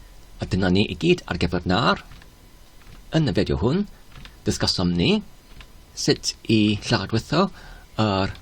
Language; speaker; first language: Welsh; non-native, learner; Polish